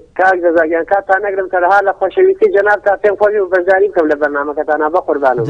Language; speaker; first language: Central Kurdish; non-native, local second language; Gurani